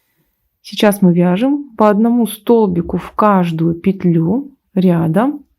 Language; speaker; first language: Russian; native; Russian